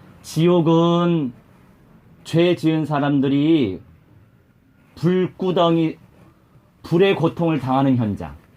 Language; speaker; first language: Korean; native; Korean